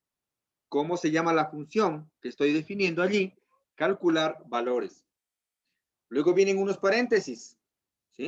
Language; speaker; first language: Spanish; native; Spanish